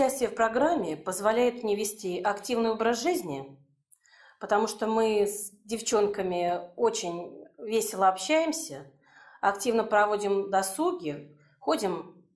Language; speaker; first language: Russian; native; Russian